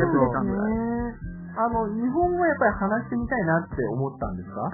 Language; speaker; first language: Japanese; native; Japanese